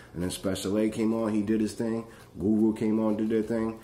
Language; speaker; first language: English; native; English